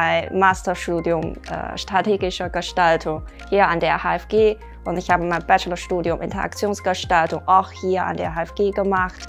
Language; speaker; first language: German; non-native, fluent; Chinese